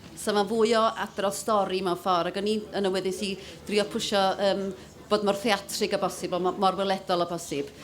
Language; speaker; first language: Welsh; native; Welsh